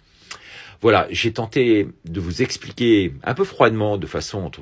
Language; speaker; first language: French; native; French